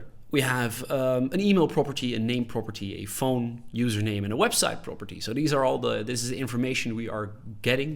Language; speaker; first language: English; non-native, fluent; Dutch